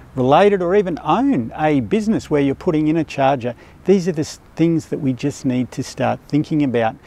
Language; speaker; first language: English; native; English